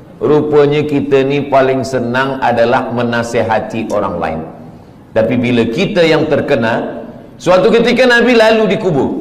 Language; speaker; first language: Malay; native; Malay